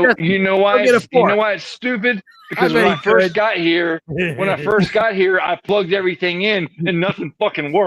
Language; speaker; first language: English; native; English